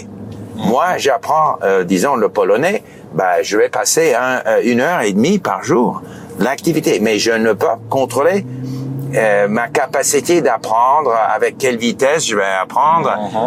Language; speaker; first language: French; non-native, fluent; English